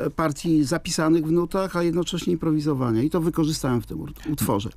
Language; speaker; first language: Polish; native; Polish